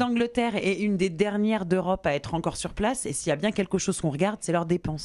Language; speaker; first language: French; native; French